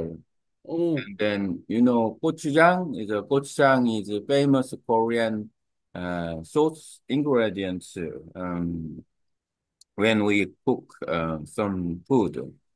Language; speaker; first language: English; non-native, learner; Korean